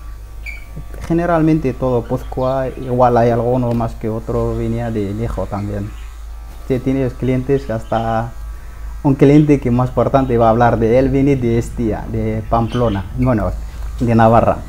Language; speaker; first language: Spanish; non-native, learner; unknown